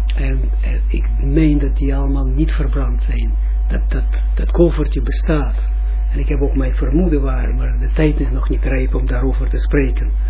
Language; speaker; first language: Dutch; non-native, fluent; Russian